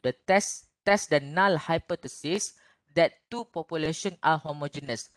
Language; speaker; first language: English; non-native, local second language; Malay